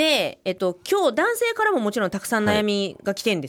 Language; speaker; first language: Japanese; native; Japanese